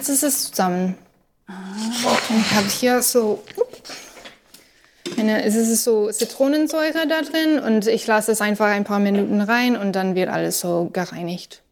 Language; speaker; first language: German; non-native, learner; English